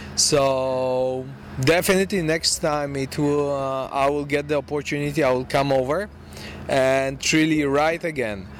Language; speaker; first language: English; non-native, fluent; Polish